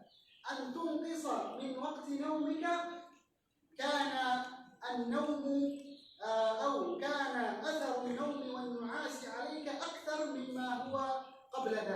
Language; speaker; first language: Arabic; native; Arabic